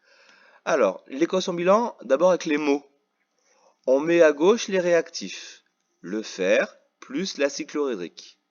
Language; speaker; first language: French; native; French